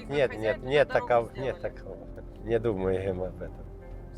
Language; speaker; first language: Russian; non-native, fluent; Lithuanian